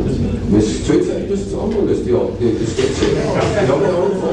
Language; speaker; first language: German; native; German